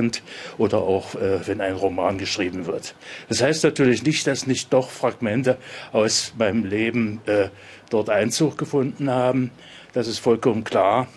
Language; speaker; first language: German; native; German